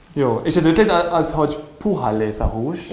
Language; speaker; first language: Hungarian; non-native, learner; English